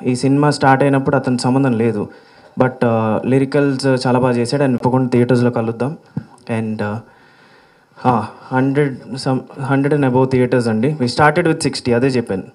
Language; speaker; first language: Telugu; native; Telugu